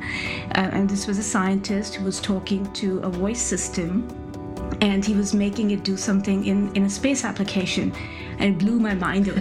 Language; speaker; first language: English; non-native, local second language; Hindi